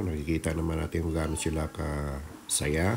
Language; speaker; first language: Filipino; native; Filipino